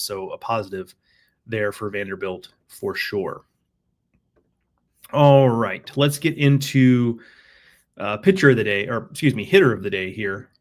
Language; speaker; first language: English; native; English